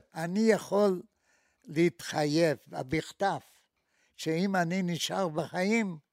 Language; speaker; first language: Hebrew; non-native, fluent; Polish